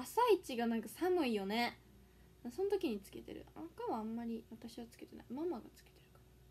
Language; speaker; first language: Japanese; native; Japanese